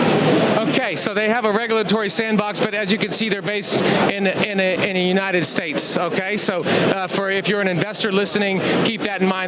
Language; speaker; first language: English; native; English